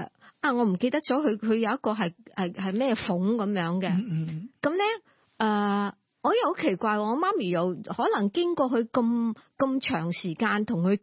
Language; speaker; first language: Cantonese; native; Cantonese